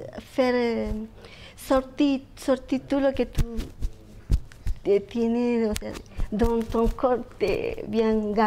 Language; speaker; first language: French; non-native, learner; Spanish